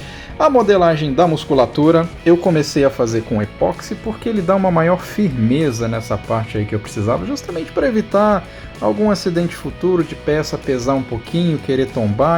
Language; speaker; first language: Portuguese; native; Portuguese